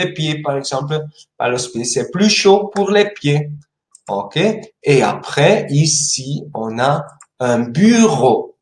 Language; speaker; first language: French; non-native, fluent; Spanish